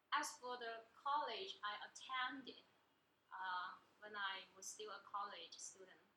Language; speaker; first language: English; non-native, learner; Chinese